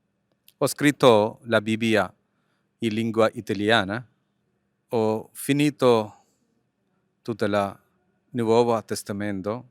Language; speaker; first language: Italian; non-native, learner; Malayalam